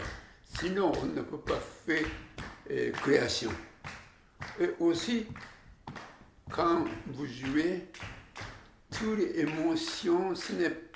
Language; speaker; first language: French; non-native, learner; Japanese